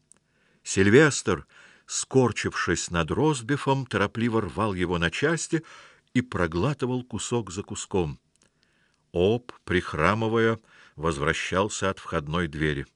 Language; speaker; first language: Russian; native; Russian